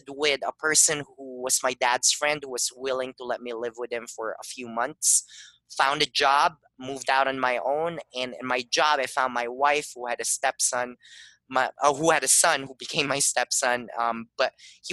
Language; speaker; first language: English; non-native, local second language; Filipino